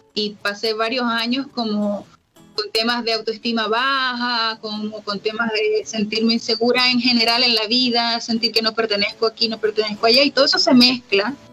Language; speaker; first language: Spanish; native; Spanish